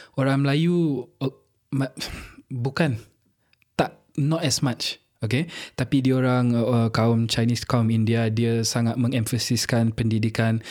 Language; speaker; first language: Malay; non-native, local second language; English